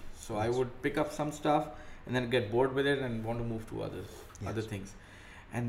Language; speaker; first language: English; non-native, local second language; Urdu